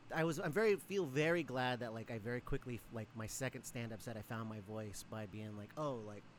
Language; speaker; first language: English; native; English